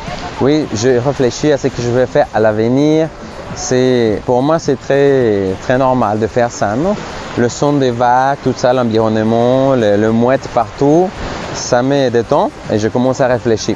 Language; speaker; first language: French; non-native, fluent; Spanish